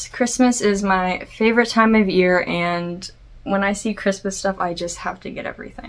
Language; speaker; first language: English; native; English